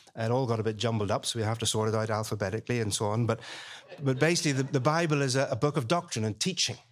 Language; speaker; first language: English; native; English